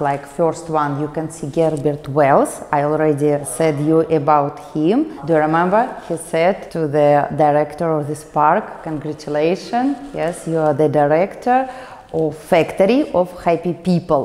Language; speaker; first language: English; non-native, fluent; Russian